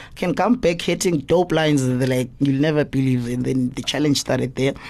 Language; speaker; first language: English; non-native, local second language; Zulu